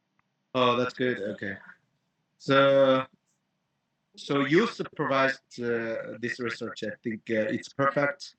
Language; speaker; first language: English; non-native, fluent; Chinese